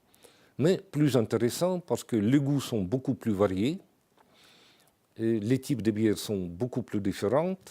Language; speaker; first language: French; non-native, fluent; Russian